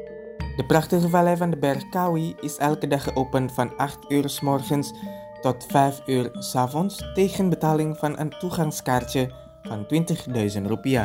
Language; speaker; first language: Dutch; non-native, fluent; Indonesian